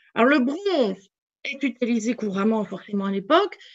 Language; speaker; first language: French; native; French